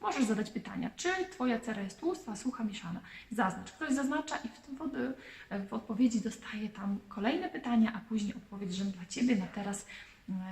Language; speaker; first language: Polish; native; Polish